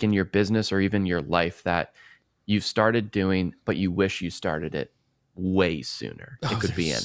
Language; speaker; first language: English; native; English